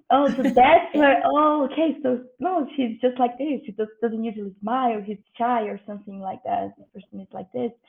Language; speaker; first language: English; non-native, fluent; Portuguese